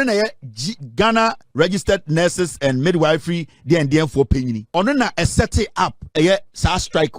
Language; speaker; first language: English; non-native, local second language; Akan